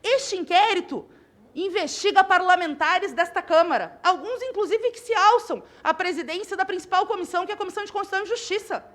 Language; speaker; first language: Portuguese; native; Portuguese